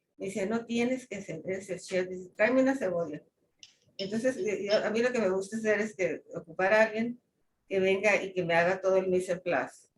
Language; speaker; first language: Spanish; native; Spanish